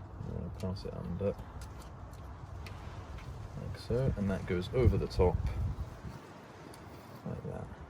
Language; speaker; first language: English; native; English